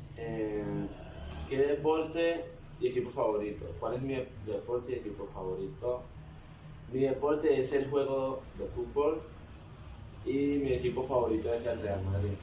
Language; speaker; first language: Spanish; native; Spanish